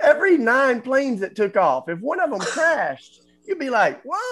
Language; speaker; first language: English; native; English